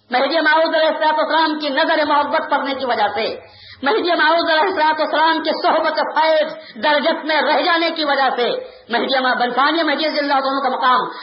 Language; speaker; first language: Urdu; native; Urdu